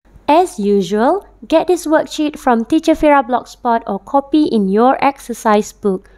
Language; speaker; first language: English; non-native, local second language; Malay